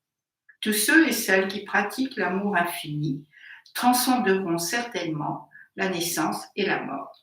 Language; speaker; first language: French; native; French